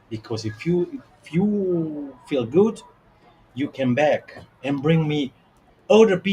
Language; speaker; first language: English; non-native, learner; Italian